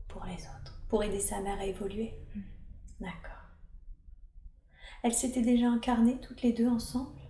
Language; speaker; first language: French; native; French